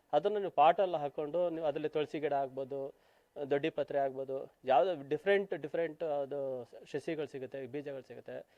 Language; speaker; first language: Kannada; native; Kannada